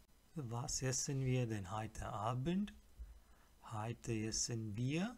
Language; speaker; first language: German; non-native, fluent; English